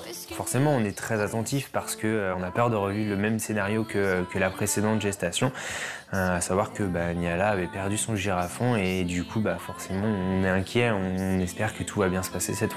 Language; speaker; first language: French; native; French